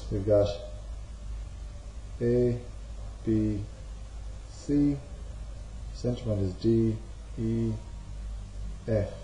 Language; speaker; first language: English; native; English